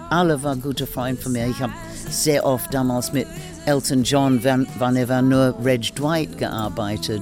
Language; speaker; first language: German; non-native, fluent; English